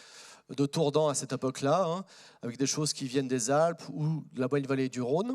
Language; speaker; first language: French; native; French